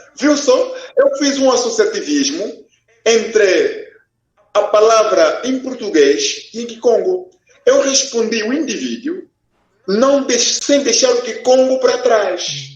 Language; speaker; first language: Portuguese; non-native, local second language; Kongo